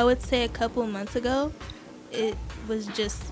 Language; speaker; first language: English; native; English